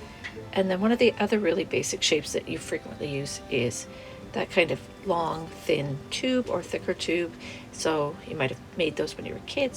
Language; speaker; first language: English; native; English